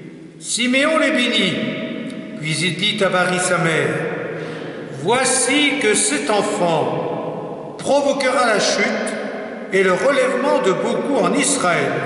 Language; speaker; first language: French; native; French